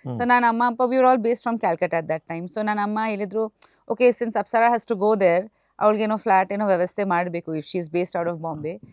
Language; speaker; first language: Kannada; non-native, fluent; Bangla